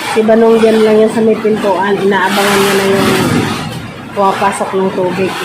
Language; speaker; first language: Filipino; non-native, local second language; Bikol